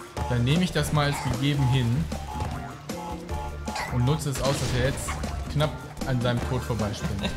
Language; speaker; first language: German; native; German